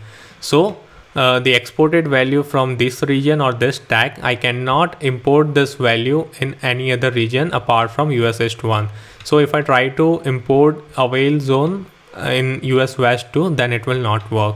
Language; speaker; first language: English; non-native, local second language; Hindi